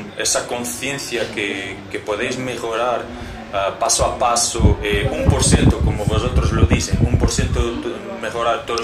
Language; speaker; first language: Spanish; non-native, learner; Portuguese